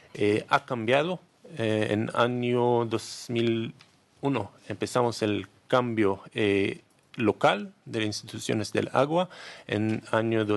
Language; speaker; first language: Spanish; non-native, learner; Hebrew